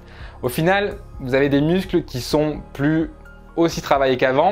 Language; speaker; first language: French; native; French